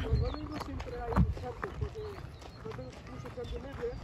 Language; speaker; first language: Spanish; non-native, learner; Bangla